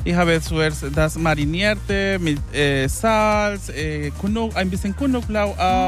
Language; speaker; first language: German; non-native, fluent; Spanish